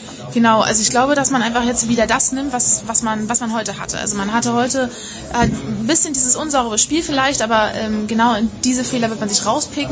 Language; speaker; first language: German; native; German